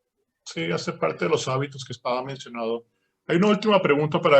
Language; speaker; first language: Spanish; native; Spanish